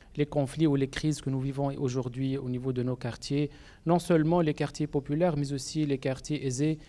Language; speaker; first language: French; non-native, local second language; Arabic